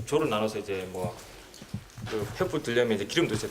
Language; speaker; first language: Korean; native; Korean